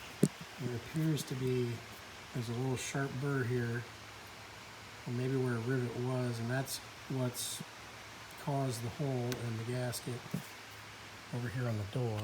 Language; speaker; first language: English; native; English